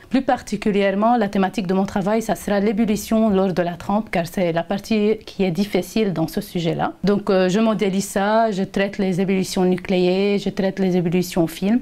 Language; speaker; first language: French; non-native, local second language; Arabic